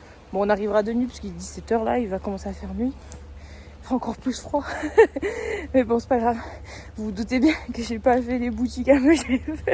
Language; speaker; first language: French; native; French